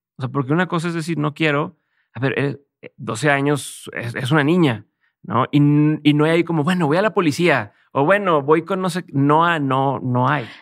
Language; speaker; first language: Spanish; native; Spanish